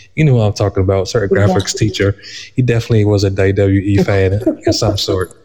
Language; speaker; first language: English; native; English